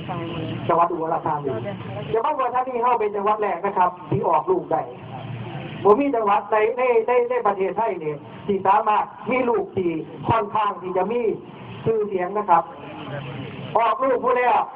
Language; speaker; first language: Thai; non-native, local second language; Lao